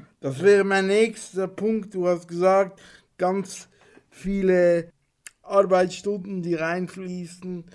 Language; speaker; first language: German; native; German